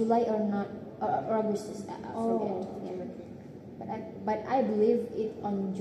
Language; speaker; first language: English; non-native, learner; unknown